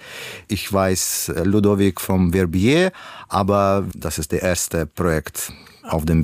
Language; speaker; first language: German; non-native, learner; Russian